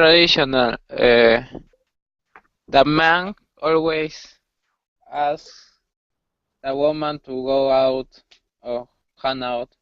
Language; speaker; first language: English; non-native, learner; Spanish